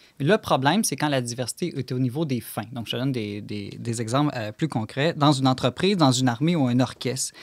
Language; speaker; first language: French; native; French